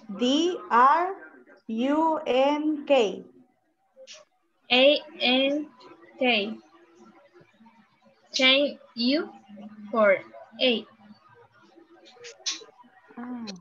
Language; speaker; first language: English; non-native, learner; Spanish